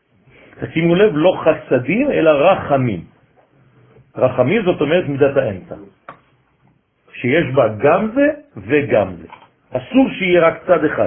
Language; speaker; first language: Hebrew; non-native, fluent; French